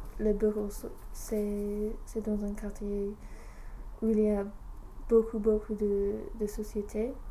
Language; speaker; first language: French; non-native, learner; English